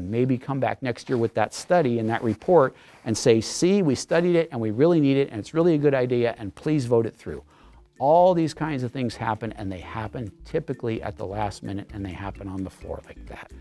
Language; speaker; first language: English; native; English